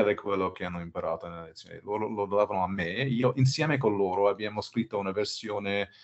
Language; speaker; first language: Italian; non-native, fluent; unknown